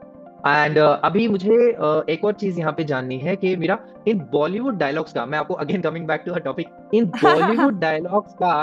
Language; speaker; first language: Hindi; native; Hindi